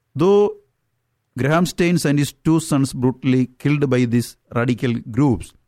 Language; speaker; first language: English; non-native, local second language; Malayalam